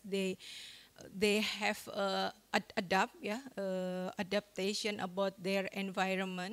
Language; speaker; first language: English; non-native, fluent; Indonesian